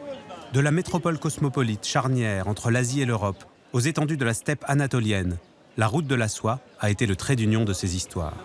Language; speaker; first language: French; native; French